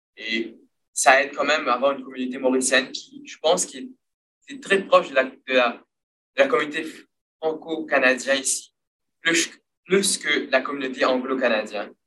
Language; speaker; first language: French; non-native, local second language; Morisyen